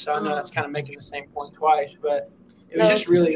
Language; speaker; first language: English; native; English